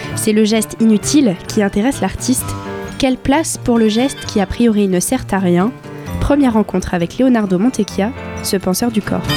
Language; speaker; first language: French; native; French